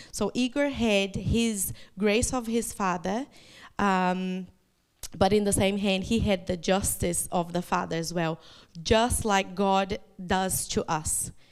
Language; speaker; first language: English; non-native, fluent; Portuguese